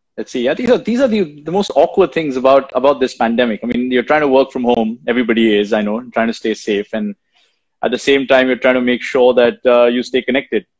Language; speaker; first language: English; non-native, local second language; Hindi